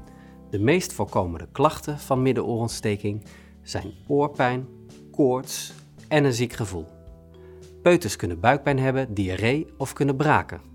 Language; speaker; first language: Dutch; native; Dutch